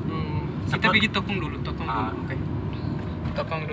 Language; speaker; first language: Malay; non-native, learner; Bangla